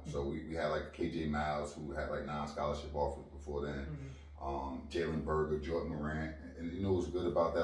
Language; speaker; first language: English; native; English